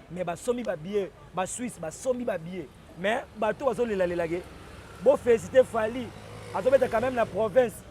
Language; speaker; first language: Lingala; native; Lingala